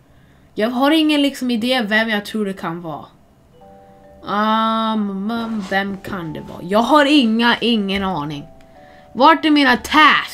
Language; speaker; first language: Swedish; non-native, fluent; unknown